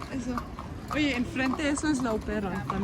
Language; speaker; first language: Spanish; non-native, fluent; German